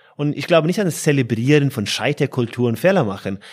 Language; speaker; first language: German; non-native, fluent; Norwegian